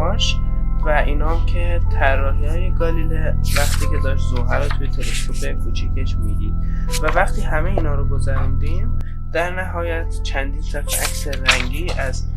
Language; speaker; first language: Persian; native; Persian